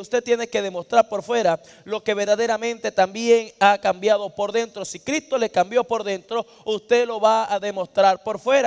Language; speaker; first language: Spanish; native; Spanish